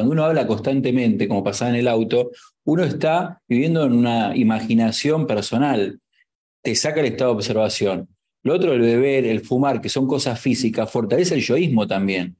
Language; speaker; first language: Spanish; native; Spanish